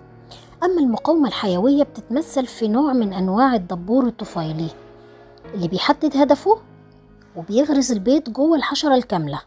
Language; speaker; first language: Arabic; native; Arabic